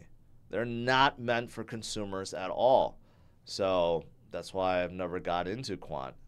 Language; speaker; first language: English; native; English